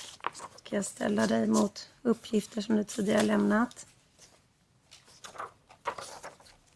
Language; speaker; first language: Swedish; native; Swedish